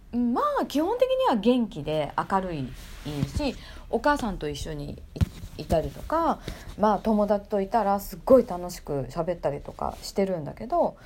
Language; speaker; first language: Japanese; native; Japanese